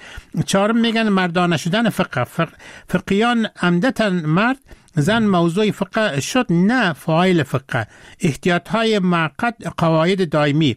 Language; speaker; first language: Persian; native; Persian